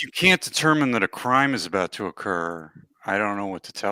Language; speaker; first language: English; native; English